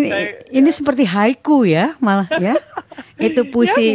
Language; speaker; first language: Indonesian; native; Indonesian